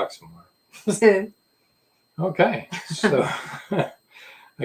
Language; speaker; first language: English; native; English